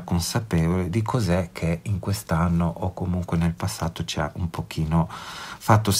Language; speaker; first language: Italian; native; Italian